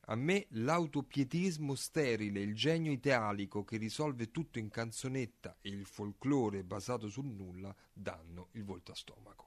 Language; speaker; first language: Italian; native; Italian